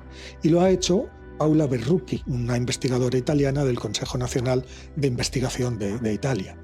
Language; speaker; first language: Spanish; native; Spanish